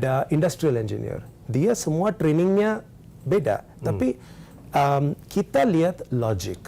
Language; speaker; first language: Indonesian; non-native, learner; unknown